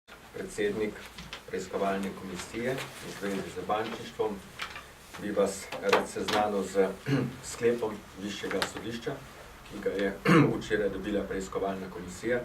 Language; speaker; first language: Slovenian; native; Slovenian